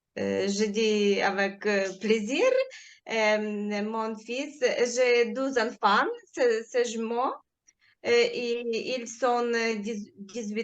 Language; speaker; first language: French; non-native, learner; Ukrainian